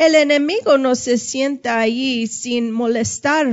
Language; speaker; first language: Spanish; non-native, fluent; English